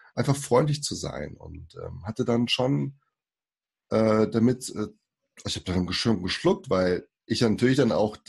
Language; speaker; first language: German; early bilingual, other home language; Portuguese